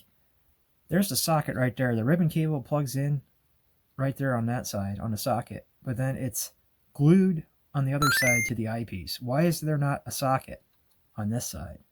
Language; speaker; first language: English; native; English